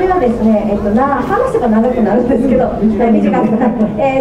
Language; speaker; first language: Japanese; native; Japanese